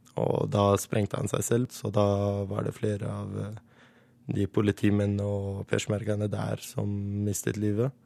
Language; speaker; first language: Norwegian; early bilingual, other home language; Kurdish